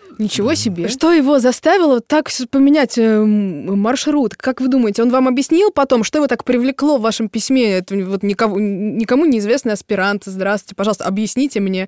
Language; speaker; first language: Russian; native; Russian